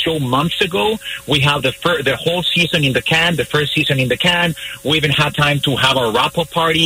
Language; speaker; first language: English; non-native, fluent; Spanish